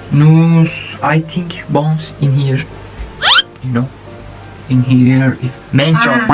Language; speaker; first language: English; non-native, learner; Turkish